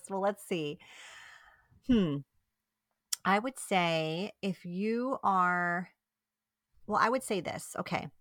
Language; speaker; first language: English; early bilingual, other home language; Italian